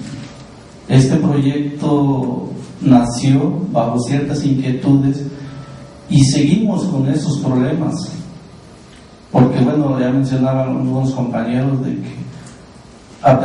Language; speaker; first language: Spanish; native; Spanish